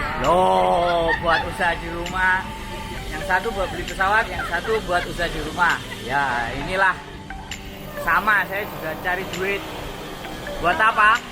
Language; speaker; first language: Indonesian; native; Indonesian